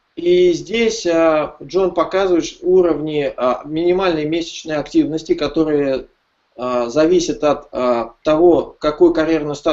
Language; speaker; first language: Russian; native; Russian